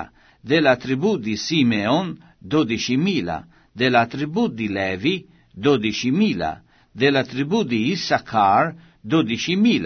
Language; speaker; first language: Italian; native; Italian